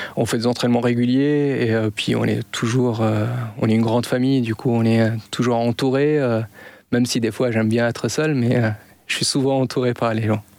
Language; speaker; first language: French; non-native, local second language; Arabic